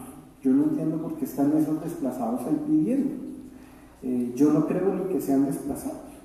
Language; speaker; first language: Spanish; native; Spanish